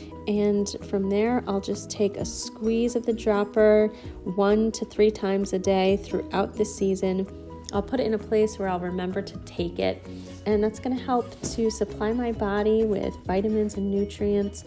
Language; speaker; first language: English; native; English